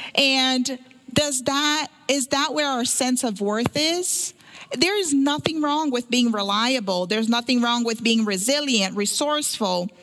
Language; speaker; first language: English; early bilingual, other home language; Portuguese